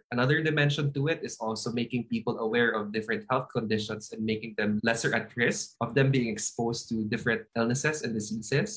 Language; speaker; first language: English; non-native, local second language; Hiligaynon